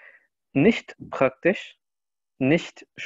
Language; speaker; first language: German; non-native, fluent; Spanish